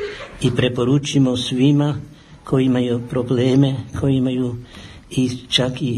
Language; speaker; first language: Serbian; non-native, fluent; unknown